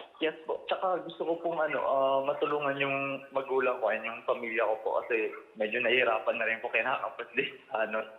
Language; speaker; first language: Filipino; native; Filipino